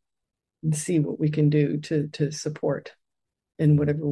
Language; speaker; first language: English; native; English